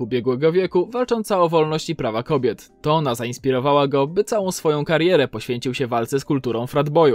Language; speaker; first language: Polish; native; Polish